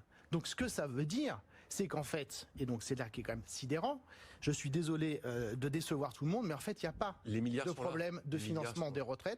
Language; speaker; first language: French; native; French